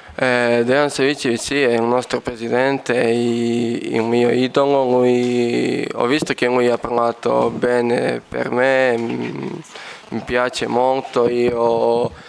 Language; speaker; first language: Italian; non-native, learner; Serbian